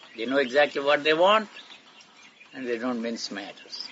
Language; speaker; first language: English; non-native, local second language; Telugu